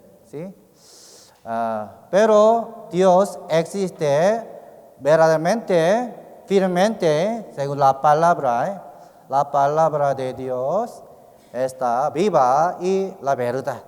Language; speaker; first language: Spanish; non-native, learner; Korean